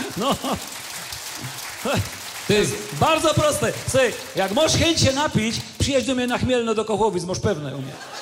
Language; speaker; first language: Polish; native; Polish